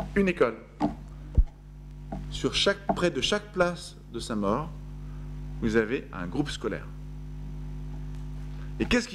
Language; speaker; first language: French; native; French